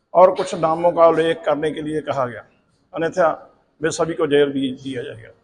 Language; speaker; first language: Hindi; non-native, local second language; Punjabi